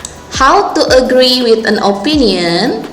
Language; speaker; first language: English; non-native, local second language; Indonesian